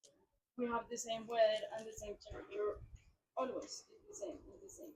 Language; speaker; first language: English; non-native, fluent; Spanish